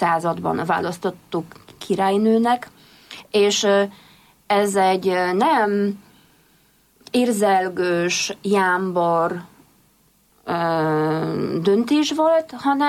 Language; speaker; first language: Hungarian; non-native, fluent; Polish